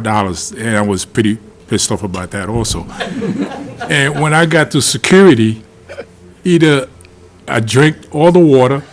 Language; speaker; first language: English; non-native, fluent; Haitian Creole